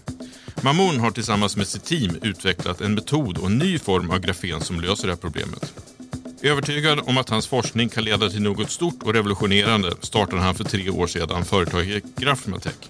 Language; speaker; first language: Swedish; native; Swedish